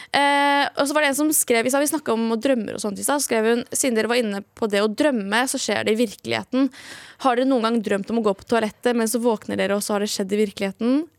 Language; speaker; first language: Norwegian; early bilingual, other home language; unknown